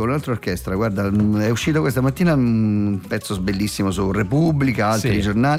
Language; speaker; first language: Italian; native; Italian